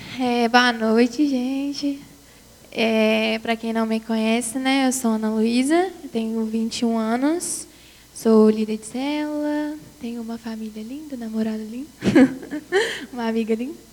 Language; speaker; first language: Portuguese; native; Portuguese